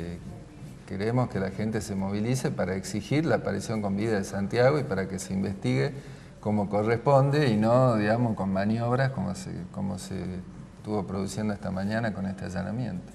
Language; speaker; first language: Spanish; native; Spanish